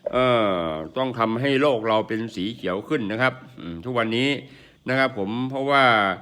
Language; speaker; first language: Thai; non-native, local second language; Northeastern Thai